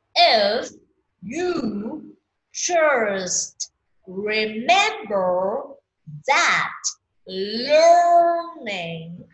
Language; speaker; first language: English; non-native, fluent; Vietnamese